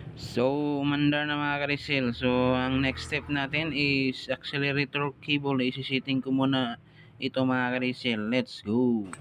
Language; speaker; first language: Filipino; non-native, local second language; Cebuano